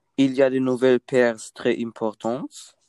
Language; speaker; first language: French; non-native, learner; German